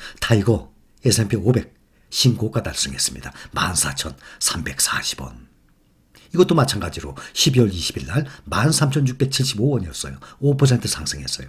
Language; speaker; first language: Korean; native; Korean